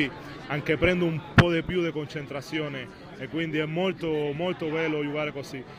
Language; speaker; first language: Italian; non-native, fluent; Spanish